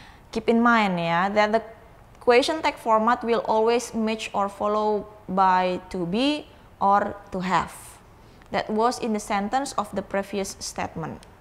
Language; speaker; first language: English; non-native, fluent; Indonesian